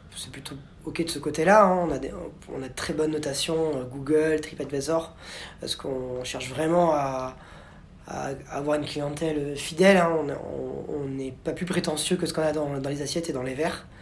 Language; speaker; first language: French; native; French